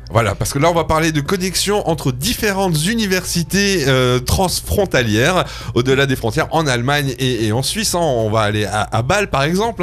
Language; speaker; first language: French; native; French